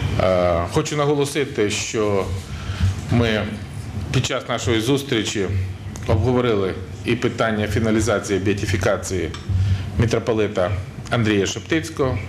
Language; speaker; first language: Ukrainian; native; Ukrainian